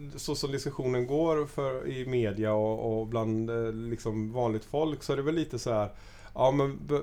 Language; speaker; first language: Swedish; native; Swedish